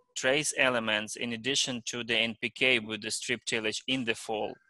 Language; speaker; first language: English; non-native, fluent; Ukrainian